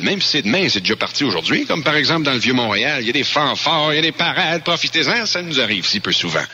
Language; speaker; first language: French; native; French